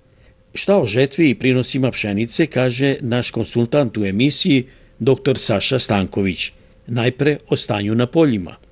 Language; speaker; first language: Serbian; native; Serbian